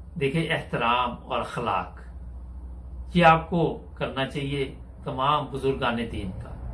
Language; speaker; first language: Urdu; non-native, local second language; Punjabi